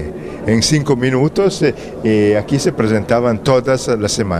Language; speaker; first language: Spanish; non-native, fluent; Italian